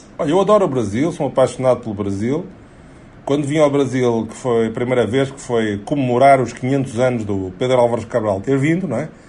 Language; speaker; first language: Portuguese; native; Portuguese